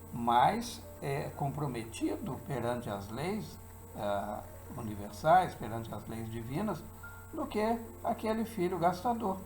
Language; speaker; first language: Portuguese; native; Portuguese